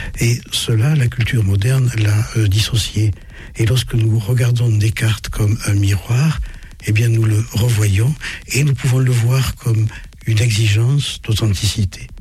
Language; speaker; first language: French; early bilingual, other home language; German